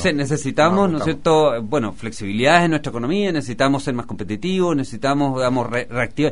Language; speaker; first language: Spanish; native; Spanish